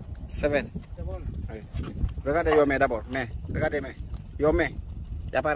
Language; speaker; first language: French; non-native, learner; Korean